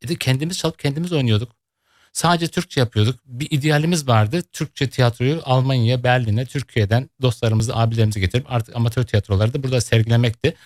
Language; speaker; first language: Turkish; early bilingual, heritage; Turkish